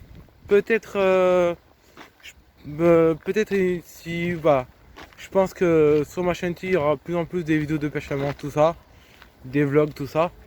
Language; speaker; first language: French; native; French